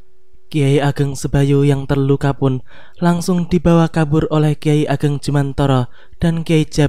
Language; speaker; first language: Indonesian; native; Indonesian